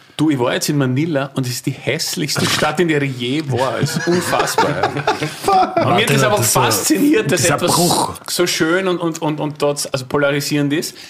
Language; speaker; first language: German; native; German